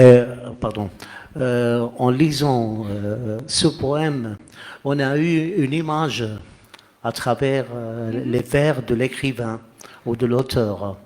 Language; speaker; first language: French; non-native, fluent; Arabic